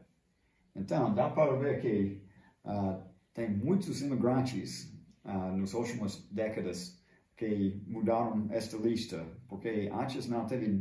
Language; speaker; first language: Portuguese; non-native, fluent; English